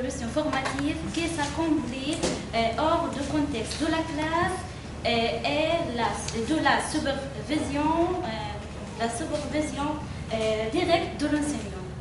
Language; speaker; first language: French; non-native, fluent; Arabic